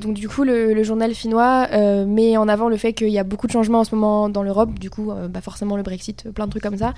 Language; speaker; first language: French; native; French